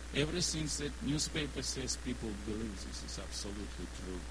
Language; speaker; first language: English; non-native, learner; Ukrainian